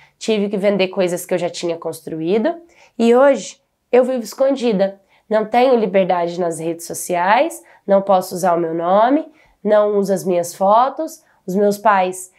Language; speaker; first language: Portuguese; native; Portuguese